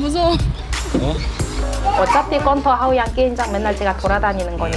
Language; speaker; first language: Korean; native; Korean